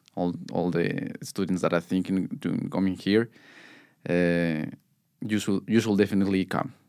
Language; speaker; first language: English; non-native, fluent; Spanish